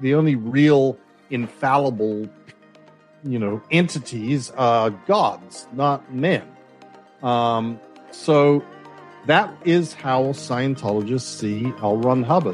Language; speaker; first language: English; native; English